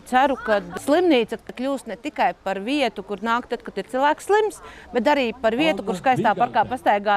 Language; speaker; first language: Latvian; native; Latvian